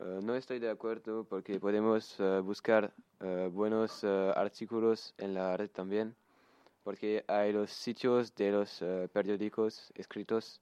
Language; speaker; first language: Spanish; non-native, learner; French